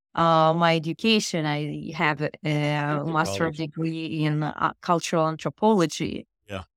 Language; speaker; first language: English; non-native, fluent; Russian